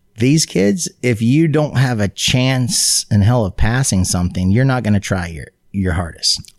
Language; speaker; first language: English; native; English